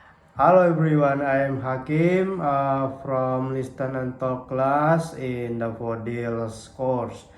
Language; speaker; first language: English; non-native, learner; Indonesian